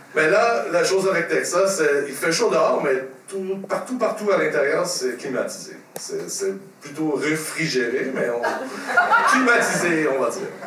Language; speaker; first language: French; native; French